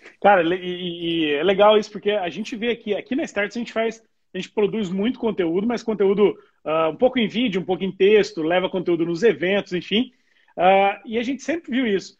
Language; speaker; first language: Portuguese; native; Portuguese